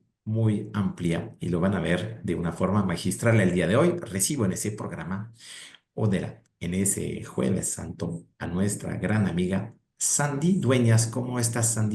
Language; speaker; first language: Spanish; native; Spanish